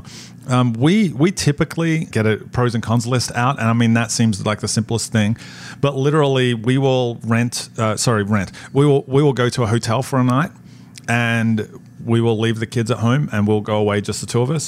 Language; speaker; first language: English; native; English